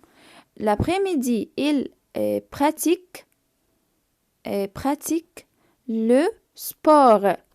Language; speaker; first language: French; non-native, fluent; Arabic